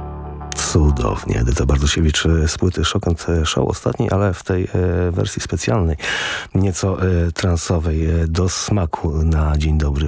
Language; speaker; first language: Polish; native; Polish